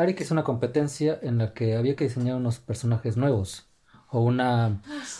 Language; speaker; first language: Spanish; native; Spanish